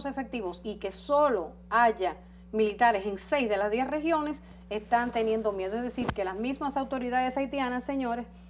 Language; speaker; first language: Spanish; native; Spanish